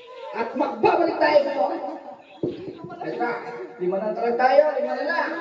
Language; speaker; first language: Filipino; native; Filipino